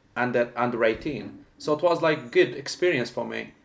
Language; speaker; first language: English; non-native, fluent; Arabic